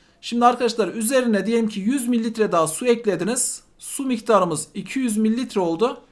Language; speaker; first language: Turkish; native; Turkish